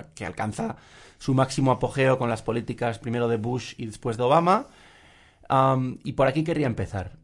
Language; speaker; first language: Spanish; native; Spanish